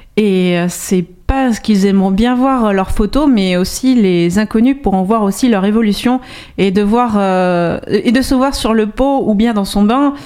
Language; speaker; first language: French; native; French